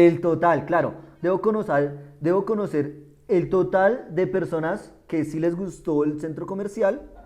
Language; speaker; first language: Spanish; native; Spanish